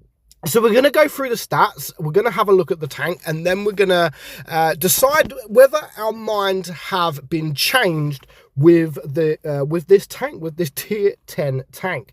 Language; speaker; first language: English; native; English